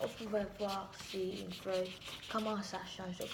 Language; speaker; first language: French; native; French